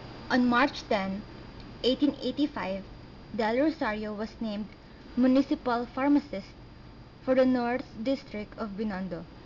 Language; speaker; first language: English; non-native, local second language; Filipino